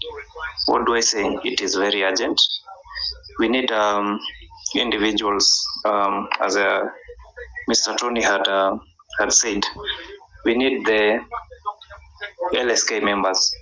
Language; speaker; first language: English; non-native, local second language; Swahili